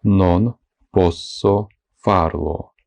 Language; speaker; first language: Italian; non-native, fluent; Ukrainian